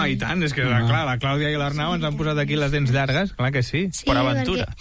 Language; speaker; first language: Catalan; native; Catalan